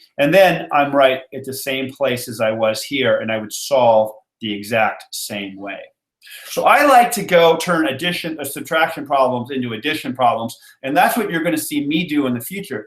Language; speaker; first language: English; native; English